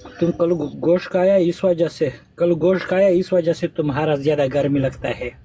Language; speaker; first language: Hindi; non-native, learner; Pashto